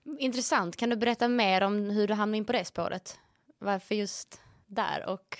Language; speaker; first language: Swedish; native; Swedish